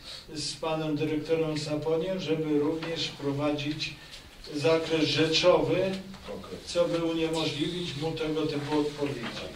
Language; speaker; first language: Polish; native; Polish